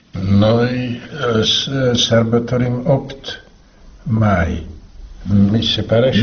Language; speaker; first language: Romanian; non-native, learner; Slovak